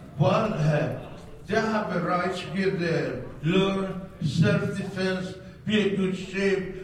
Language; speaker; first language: English; non-native, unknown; Persian